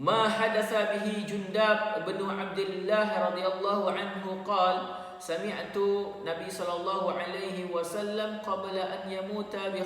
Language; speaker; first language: Arabic; non-native, fluent; Indonesian